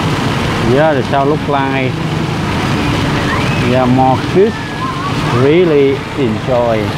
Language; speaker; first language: English; non-native, learner; Vietnamese